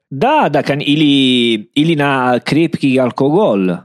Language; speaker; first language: Russian; non-native, learner; Italian